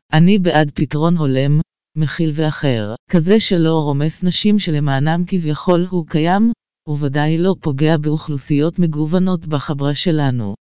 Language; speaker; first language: Hebrew; native; Hebrew